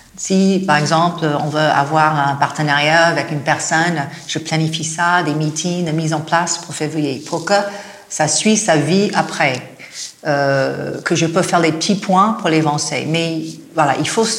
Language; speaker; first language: French; non-native, fluent; English